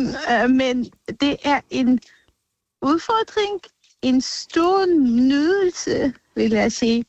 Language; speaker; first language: Danish; non-native, fluent; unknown